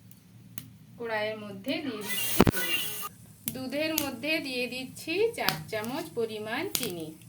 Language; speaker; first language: Bangla; native; Bangla